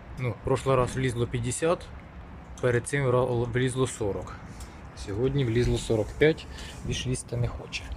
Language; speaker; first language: Ukrainian; native; Ukrainian